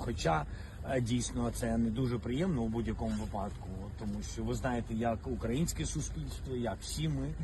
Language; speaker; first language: Ukrainian; non-native, local second language; Russian